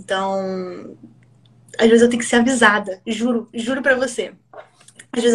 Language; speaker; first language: Portuguese; native; Portuguese